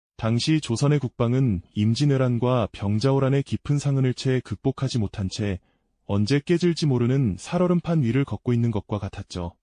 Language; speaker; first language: Korean; native; Korean